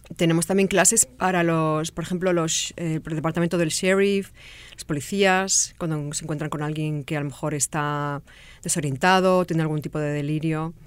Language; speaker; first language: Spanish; native; Spanish